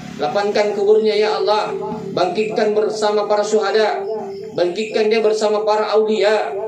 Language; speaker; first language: Indonesian; non-native, local second language; Buginese